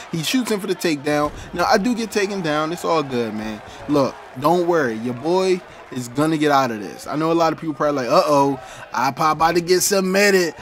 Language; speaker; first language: English; native; English